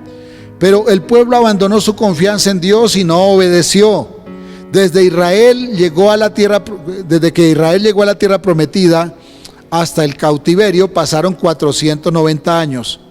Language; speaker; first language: Spanish; native; Spanish